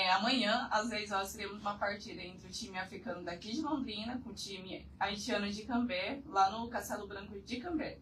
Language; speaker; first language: Portuguese; native; Portuguese